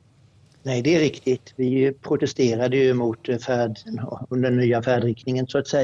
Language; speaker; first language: Swedish; native; Swedish